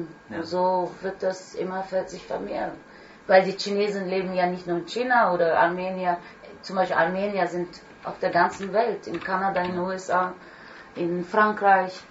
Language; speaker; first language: German; non-native, fluent; Turkish